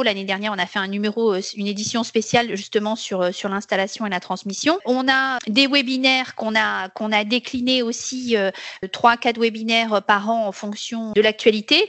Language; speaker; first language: French; native; French